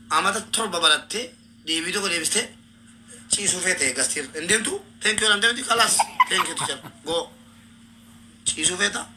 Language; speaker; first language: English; non-native, learner; Oromo